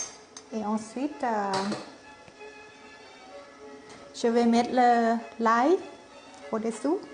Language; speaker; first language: French; non-native, learner; Thai